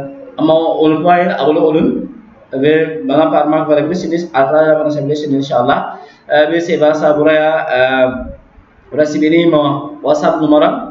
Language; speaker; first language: Turkish; non-native, learner; French